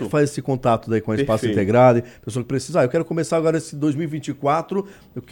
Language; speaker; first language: Portuguese; native; Portuguese